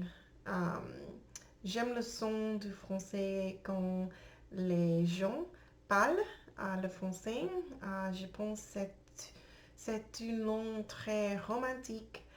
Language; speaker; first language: French; non-native, learner; English